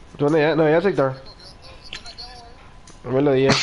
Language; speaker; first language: Spanish; native; Spanish